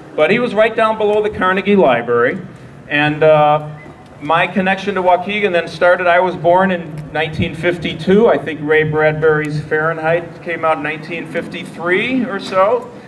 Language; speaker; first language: English; native; English